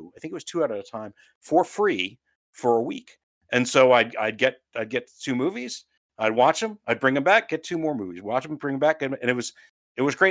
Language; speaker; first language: English; native; English